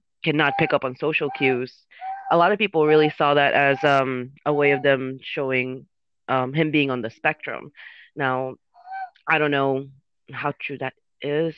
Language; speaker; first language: English; non-native, fluent; Spanish